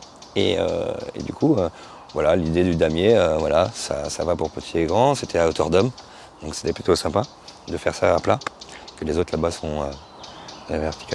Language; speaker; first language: French; native; French